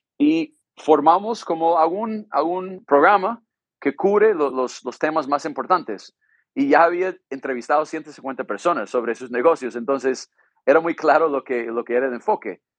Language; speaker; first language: Spanish; non-native, fluent; English